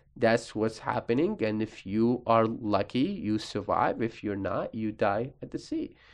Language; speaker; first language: English; early bilingual, other home language; Arabic